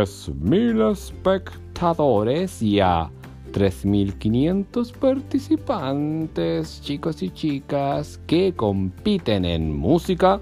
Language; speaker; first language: Spanish; native; Spanish